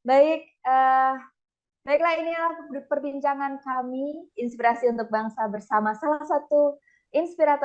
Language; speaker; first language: Indonesian; native; Indonesian